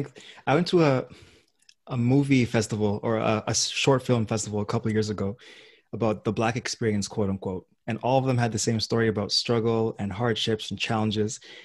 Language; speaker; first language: English; native; English